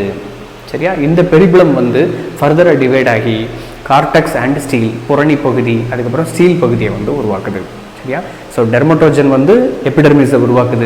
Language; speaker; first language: Tamil; native; Tamil